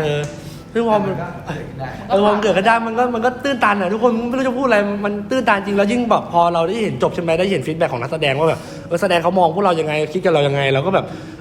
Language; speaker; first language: Thai; native; Thai